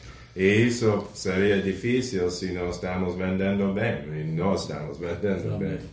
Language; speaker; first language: Portuguese; non-native, fluent; English